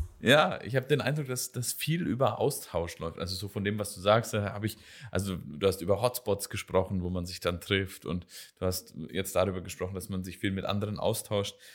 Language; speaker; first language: German; native; German